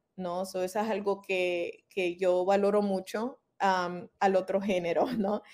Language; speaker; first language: Spanish; early bilingual, heritage; Spanish